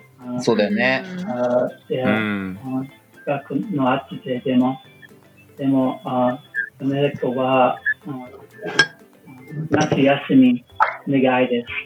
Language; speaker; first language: Japanese; non-native, learner; English